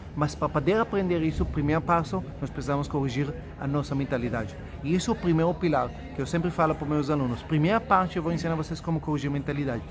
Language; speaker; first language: Portuguese; non-native, fluent; Hebrew